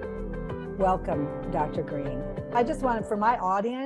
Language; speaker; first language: English; native; English